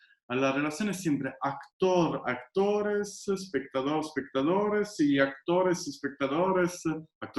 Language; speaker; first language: Spanish; non-native, fluent; Italian